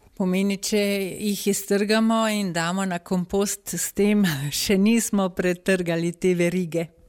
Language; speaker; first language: Slovenian; early bilingual, heritage; Slovenian